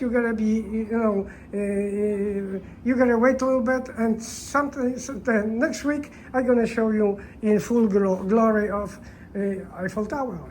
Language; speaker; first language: English; non-native, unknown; Polish